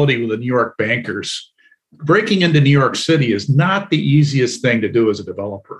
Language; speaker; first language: English; native; English